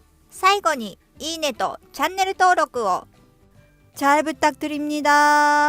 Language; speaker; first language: Japanese; non-native, fluent; Korean